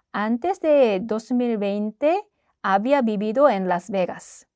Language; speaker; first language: Spanish; non-native, fluent; Korean